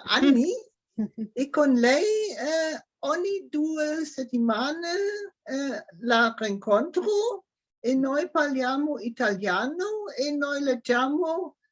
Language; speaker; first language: Italian; non-native, learner; German